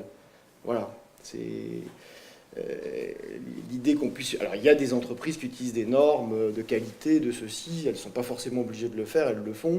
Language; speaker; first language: French; native; French